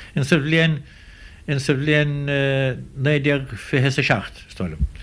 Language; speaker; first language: Irish; native; Irish